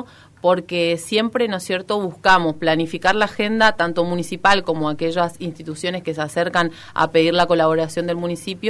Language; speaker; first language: Spanish; native; Spanish